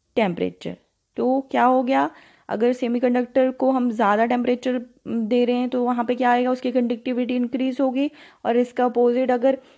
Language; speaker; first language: Hindi; native; Hindi